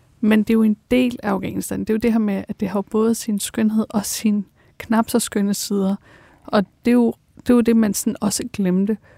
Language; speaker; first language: Danish; early bilingual, other home language; Persian